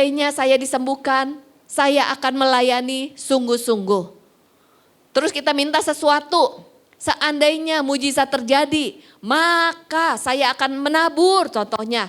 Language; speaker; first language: Indonesian; native; Indonesian